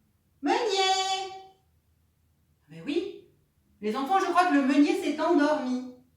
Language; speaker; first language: French; native; French